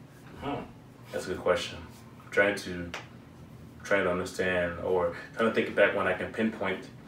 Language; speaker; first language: English; native; English